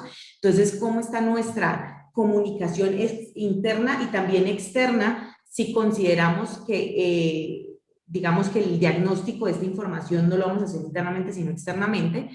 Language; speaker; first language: Spanish; native; Spanish